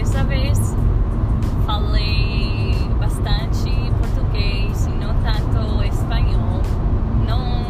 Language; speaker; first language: Portuguese; non-native, learner; Spanish